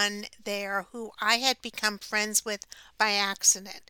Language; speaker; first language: English; native; English